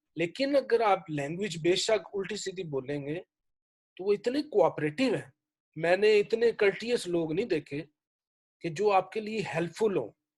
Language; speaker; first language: Urdu; native; Urdu